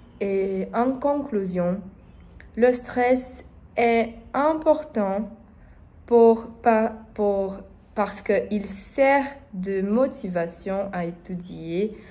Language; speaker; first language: French; non-native, learner; Portuguese